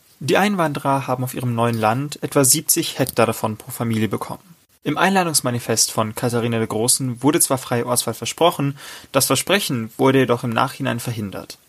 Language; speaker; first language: German; native; German